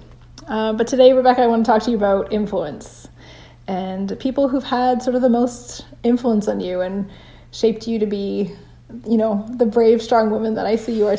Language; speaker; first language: English; native; English